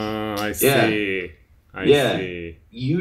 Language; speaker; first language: English; non-native, learner; Japanese